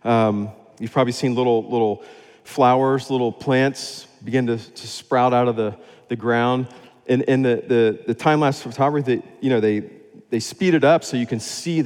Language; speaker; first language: English; native; English